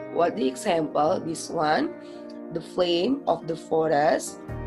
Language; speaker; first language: English; non-native, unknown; Indonesian